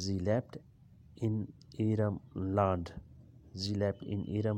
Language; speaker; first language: German; non-native, learner; Urdu